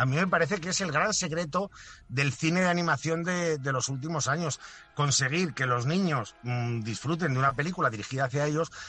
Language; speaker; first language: Spanish; native; Spanish